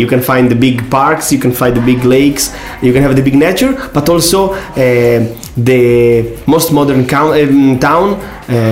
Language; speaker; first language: English; non-native, fluent; Italian